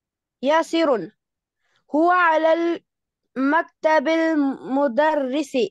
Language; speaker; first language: Arabic; non-native, learner; Urdu